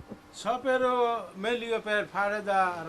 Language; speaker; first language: Italian; non-native, learner; Bangla